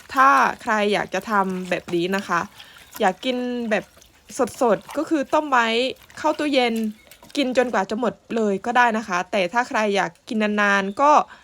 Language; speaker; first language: Thai; native; Thai